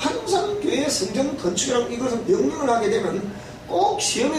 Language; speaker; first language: Korean; native; Korean